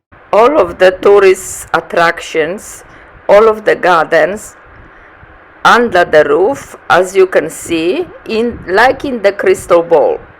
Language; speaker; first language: English; non-native, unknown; Polish